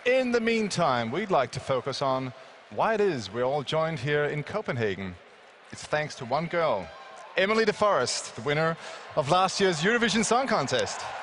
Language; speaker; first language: English; non-native, fluent; Danish